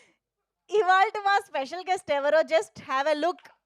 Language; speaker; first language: Telugu; native; Telugu